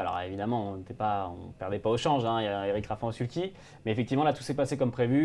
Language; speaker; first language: French; native; French